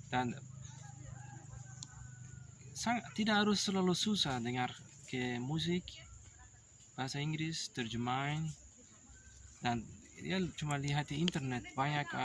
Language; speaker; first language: Indonesian; non-native, learner; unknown